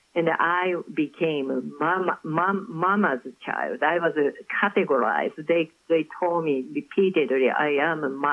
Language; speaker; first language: English; non-native, fluent; Japanese